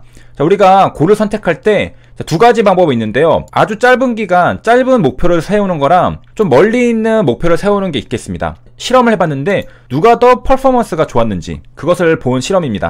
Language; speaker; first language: Korean; native; Korean